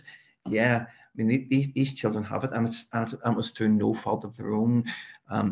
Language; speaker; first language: English; native; English